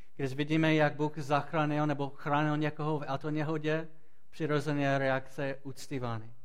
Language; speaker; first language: Czech; non-native, fluent; English